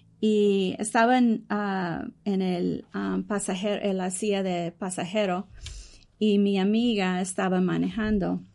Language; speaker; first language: Spanish; early bilingual, heritage; English